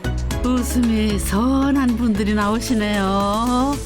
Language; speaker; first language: Korean; native; Korean